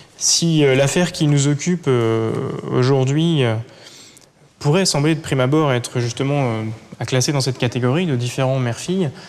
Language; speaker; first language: French; native; French